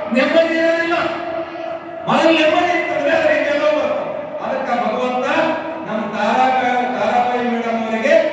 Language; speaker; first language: Kannada; native; Kannada